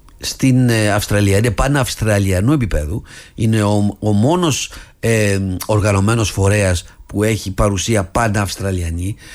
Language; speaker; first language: Greek; early bilingual, other home language; English